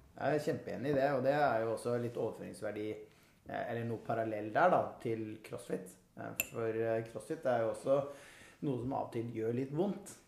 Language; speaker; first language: Norwegian; native; Norwegian